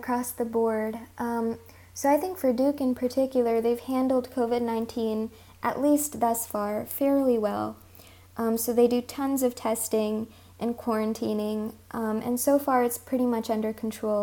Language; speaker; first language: English; early bilingual, other home language; Hindi